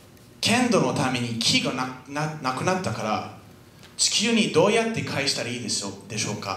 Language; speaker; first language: Japanese; non-native, fluent; French